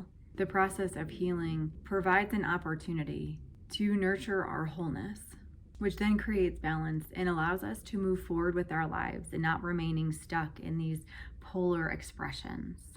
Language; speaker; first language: English; native; English